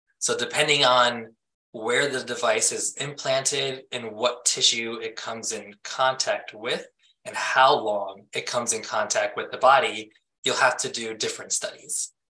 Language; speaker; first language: English; native; English